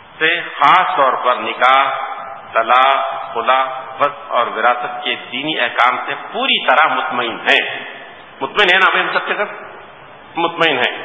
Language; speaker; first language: Urdu; native; Urdu